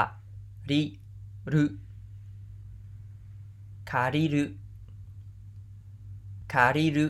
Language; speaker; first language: Japanese; non-native, fluent; Khmer